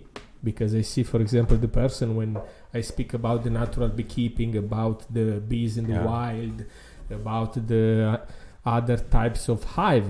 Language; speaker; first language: English; non-native, fluent; Italian